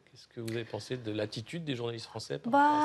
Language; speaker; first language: French; native; French